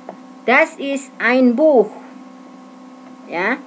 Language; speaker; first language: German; non-native, fluent; Indonesian